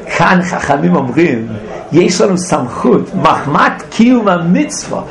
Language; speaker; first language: Hebrew; non-native, fluent; English